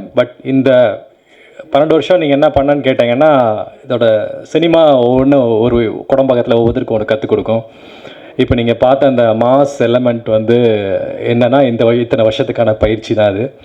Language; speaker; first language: Tamil; native; Tamil